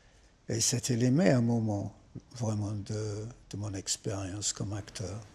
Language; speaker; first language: French; non-native, fluent; English